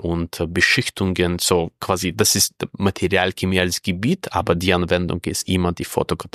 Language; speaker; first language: German; non-native, fluent; Russian